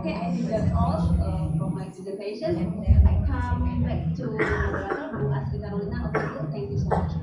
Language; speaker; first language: English; non-native, learner; Indonesian